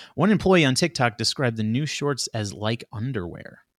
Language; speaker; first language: English; native; English